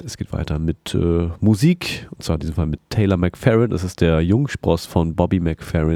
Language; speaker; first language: German; native; German